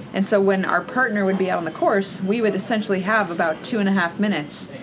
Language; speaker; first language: English; native; English